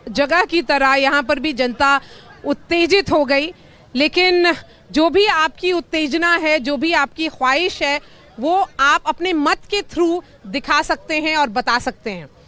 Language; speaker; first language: Hindi; native; Hindi